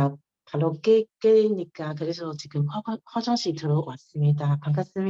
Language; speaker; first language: Korean; non-native, learner; Chinese